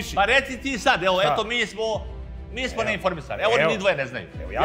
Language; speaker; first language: Serbian; native; Serbian